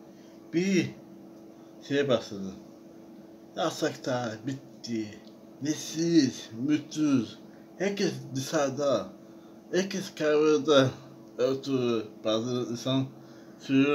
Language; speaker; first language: Turkish; non-native, learner; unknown